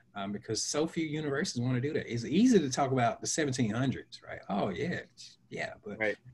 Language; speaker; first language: English; native; English